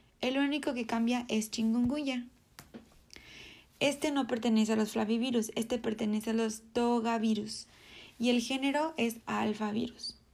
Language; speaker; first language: Spanish; native; Spanish